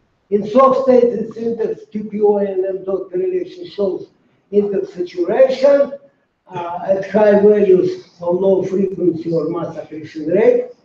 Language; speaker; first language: English; non-native, fluent; Russian